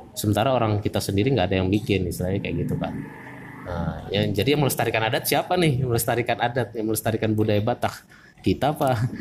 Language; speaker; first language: Indonesian; native; Indonesian